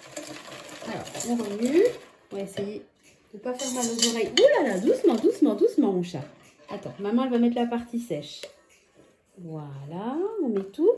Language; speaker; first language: French; native; French